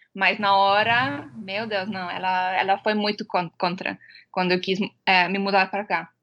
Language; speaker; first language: Portuguese; non-native, fluent; Estonian